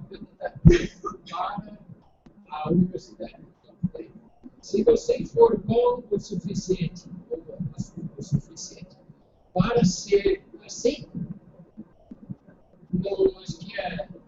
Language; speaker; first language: Portuguese; non-native, fluent; English